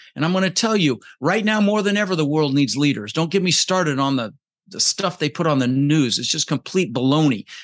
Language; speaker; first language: English; early bilingual, other home language; Dutch